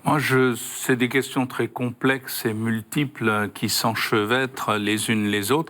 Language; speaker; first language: French; native; French